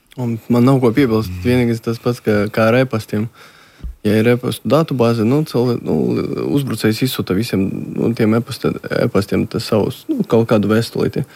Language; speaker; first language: Latvian; non-native, local second language; Russian